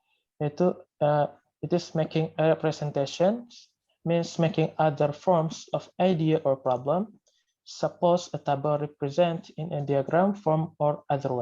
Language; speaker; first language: English; non-native, learner; Indonesian